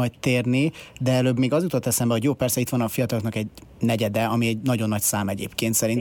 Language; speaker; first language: Hungarian; native; Hungarian